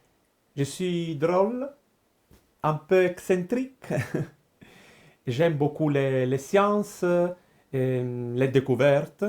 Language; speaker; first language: French; non-native, fluent; Italian